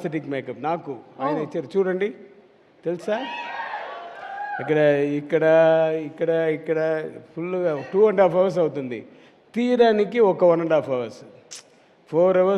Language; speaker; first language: Telugu; non-native, learner; Tamil